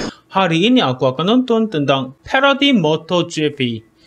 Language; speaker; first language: Indonesian; non-native, learner; Korean